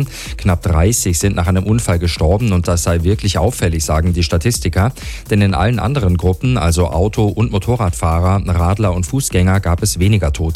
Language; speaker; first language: German; native; German